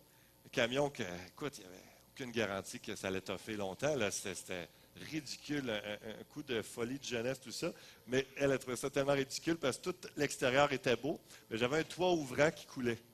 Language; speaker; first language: French; native; French